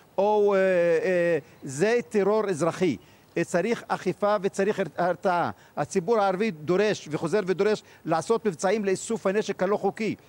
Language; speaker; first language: Hebrew; non-native, local second language; Arabic